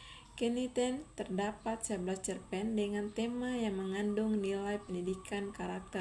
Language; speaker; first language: Indonesian; native; Indonesian